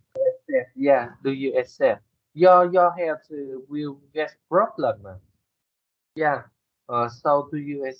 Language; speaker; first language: English; non-native, learner; Vietnamese